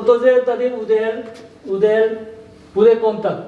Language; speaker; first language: Czech; non-native, learner; Korean